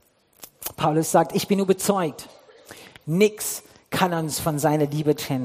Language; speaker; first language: German; non-native, fluent; English